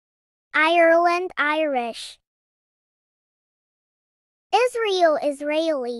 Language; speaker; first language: English; non-native, fluent; Turkish